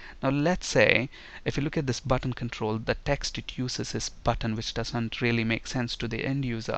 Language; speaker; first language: English; non-native, local second language; Telugu